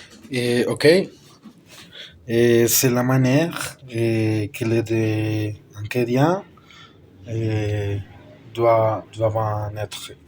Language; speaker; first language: French; non-native, learner; Spanish